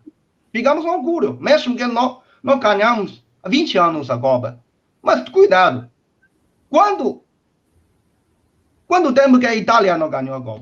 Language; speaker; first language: Portuguese; non-native, fluent; Chinese